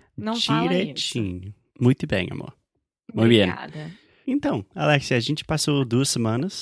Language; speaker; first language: Portuguese; non-native, fluent; English